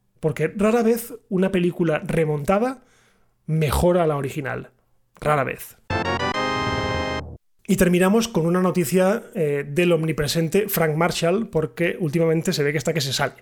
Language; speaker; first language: Spanish; native; Spanish